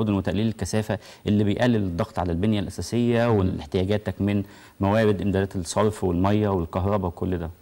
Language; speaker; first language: Arabic; native; Arabic